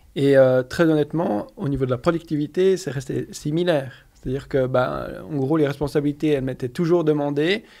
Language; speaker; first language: French; native; French